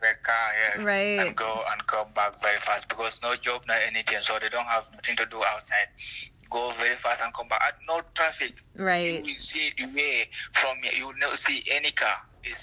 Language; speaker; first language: English; non-native, local second language; Fula